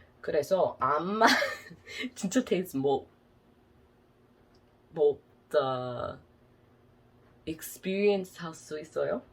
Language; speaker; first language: Korean; non-native, learner; English